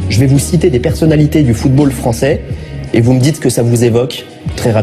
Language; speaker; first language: French; native; French